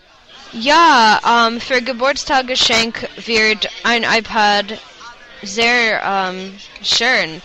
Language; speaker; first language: German; non-native, learner; English